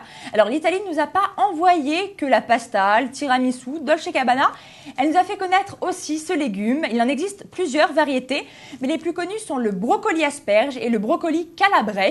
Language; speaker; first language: French; native; French